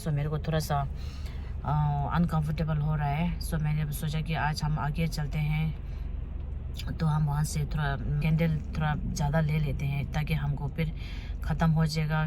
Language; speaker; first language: Hindi; non-native, local second language; Tibetan